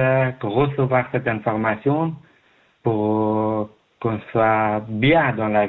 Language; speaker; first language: French; non-native, learner; Persian